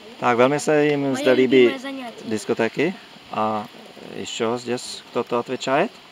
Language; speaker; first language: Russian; non-native, learner; Czech